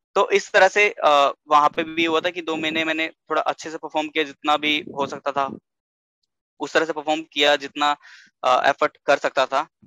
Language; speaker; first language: Hindi; native; Hindi